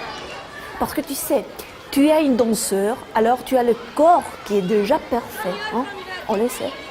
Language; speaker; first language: French; non-native, fluent; Italian